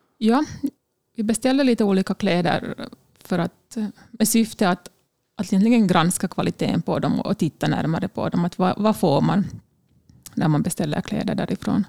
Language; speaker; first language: Swedish; native; Swedish